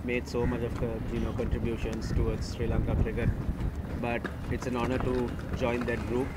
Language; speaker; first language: English; non-native, local second language; Sinhala